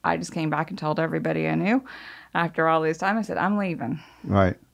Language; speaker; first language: English; native; English